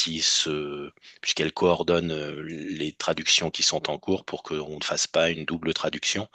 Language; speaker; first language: French; native; French